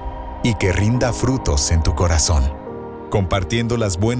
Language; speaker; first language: Spanish; native; Spanish